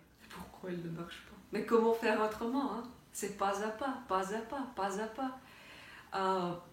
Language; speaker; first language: French; non-native, fluent; Russian